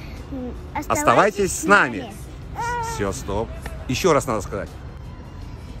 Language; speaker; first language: Russian; native; Russian